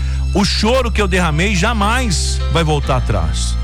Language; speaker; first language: Portuguese; native; Portuguese